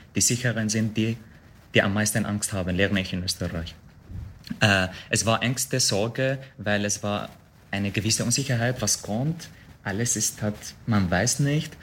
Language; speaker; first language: German; non-native, fluent; Arabic